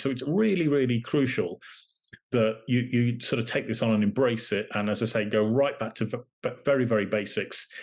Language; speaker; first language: English; native; English